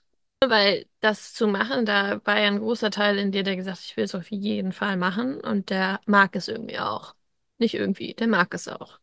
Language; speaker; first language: German; native; German